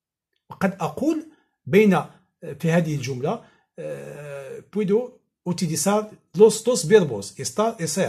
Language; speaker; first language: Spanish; non-native, fluent; Arabic